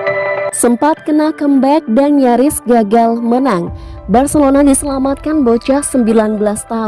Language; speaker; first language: Indonesian; native; Indonesian